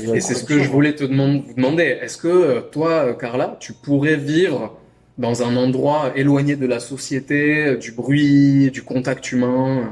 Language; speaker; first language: French; native; French